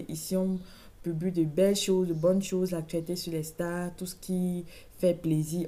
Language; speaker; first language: French; native; French